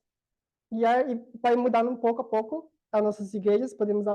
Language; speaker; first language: Portuguese; non-native, learner; Korean